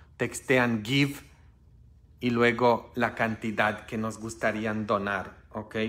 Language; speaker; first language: Spanish; non-native, fluent; Polish